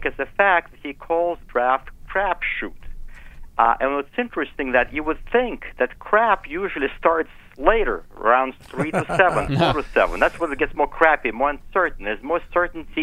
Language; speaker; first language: English; non-native, fluent; Ukrainian